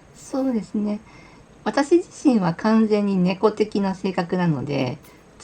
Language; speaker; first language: Japanese; native; Japanese